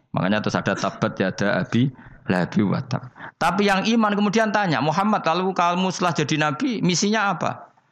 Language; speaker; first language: Indonesian; non-native, local second language; Javanese